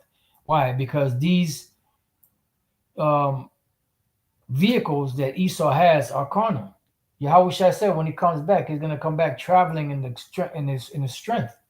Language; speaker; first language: English; native; English